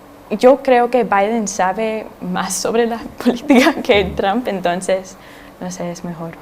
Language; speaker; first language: Spanish; non-native, fluent; English